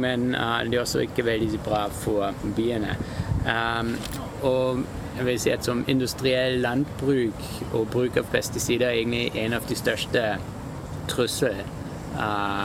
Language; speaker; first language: Norwegian; non-native, fluent; German